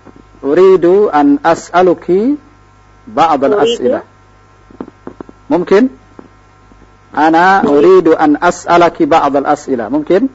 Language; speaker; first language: Arabic; non-native, fluent; Indonesian